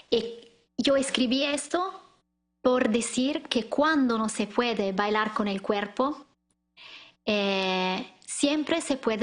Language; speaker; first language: Spanish; non-native, learner; Italian